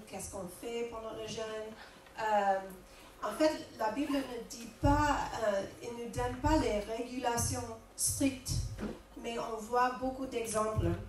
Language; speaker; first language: French; non-native, fluent; English